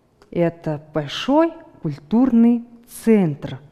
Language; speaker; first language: Russian; non-native, fluent; Mongolian